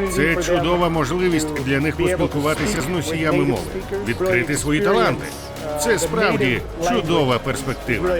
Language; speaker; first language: Ukrainian; non-native, fluent; English